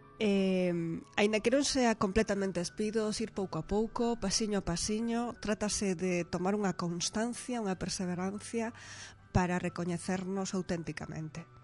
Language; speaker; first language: Galician; non-native, local second language; Spanish